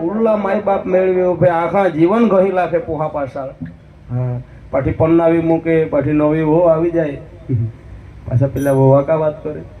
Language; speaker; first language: Gujarati; non-native, local second language; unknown